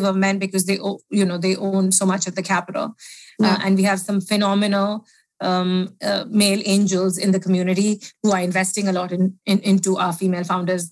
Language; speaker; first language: English; non-native, local second language; Hindi